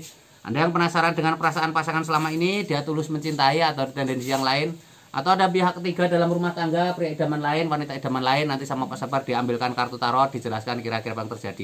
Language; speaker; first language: Indonesian; native; Indonesian